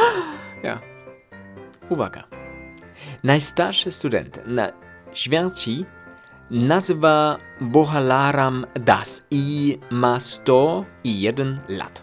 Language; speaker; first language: Polish; non-native, learner; German